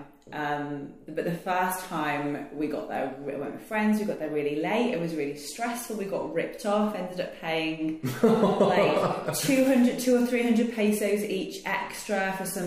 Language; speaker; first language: English; native; English